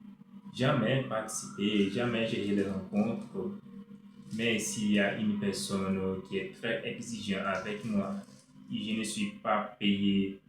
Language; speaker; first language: French; non-native, fluent; Portuguese